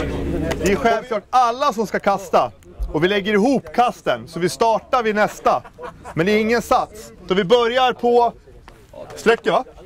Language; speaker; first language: Swedish; native; Swedish